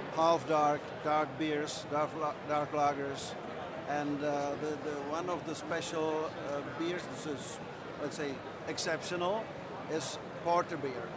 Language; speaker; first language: English; non-native, learner; Czech